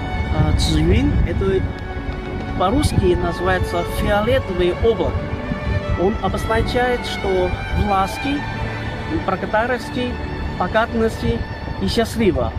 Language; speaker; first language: Russian; non-native, learner; Chinese